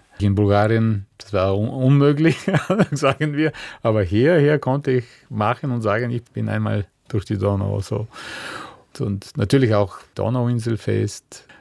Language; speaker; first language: German; non-native, fluent; Bulgarian